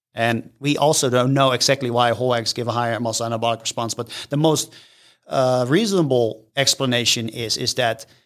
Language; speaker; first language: English; non-native, fluent; Dutch